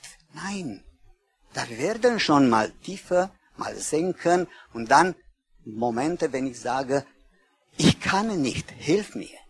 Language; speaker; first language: German; non-native, learner; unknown